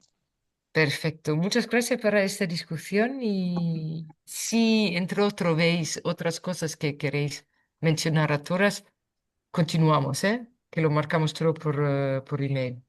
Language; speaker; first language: Spanish; non-native, fluent; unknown